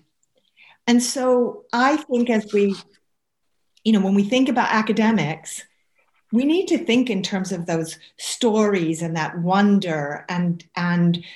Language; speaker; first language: English; native; English